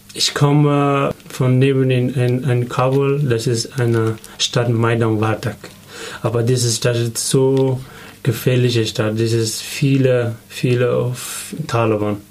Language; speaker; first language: German; non-native, learner; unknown